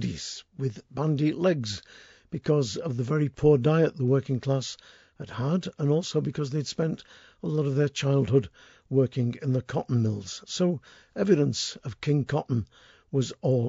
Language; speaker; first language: English; native; English